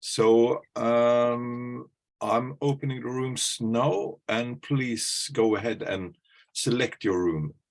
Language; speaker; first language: English; non-native, fluent; Norwegian